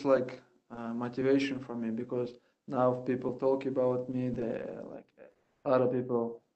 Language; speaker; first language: English; non-native, learner; Russian